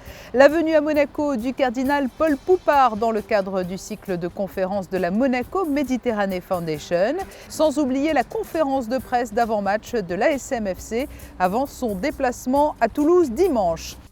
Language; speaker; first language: French; native; French